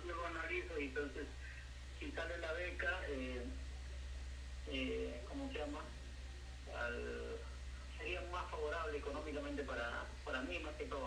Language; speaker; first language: Spanish; native; Spanish